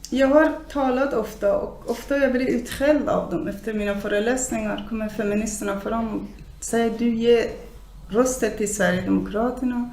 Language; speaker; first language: Swedish; non-native, fluent; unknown